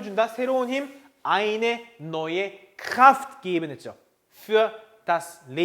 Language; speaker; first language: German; non-native, fluent; Korean